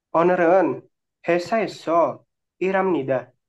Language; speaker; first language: Korean; non-native, learner; Indonesian